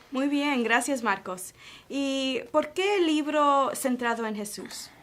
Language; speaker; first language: Spanish; early bilingual, heritage; Spanish